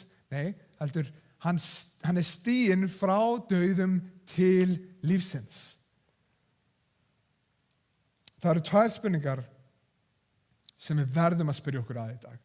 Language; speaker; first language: Icelandic; non-native, fluent; English